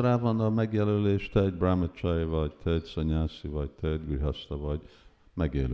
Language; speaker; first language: Hungarian; early bilingual, heritage; Hungarian